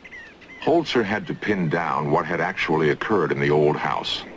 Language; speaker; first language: English; native; English